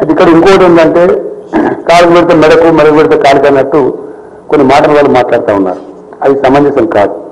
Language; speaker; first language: Telugu; native; Telugu